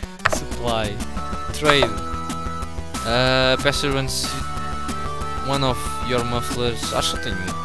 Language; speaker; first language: English; non-native, learner; Portuguese